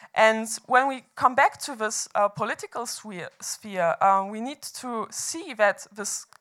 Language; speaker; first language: English; non-native, fluent; German